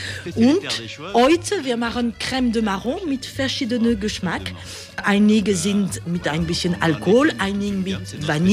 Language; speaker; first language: German; non-native, learner; French